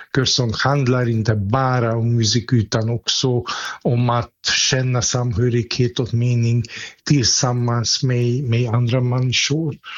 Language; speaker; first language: Swedish; non-native, fluent; Hungarian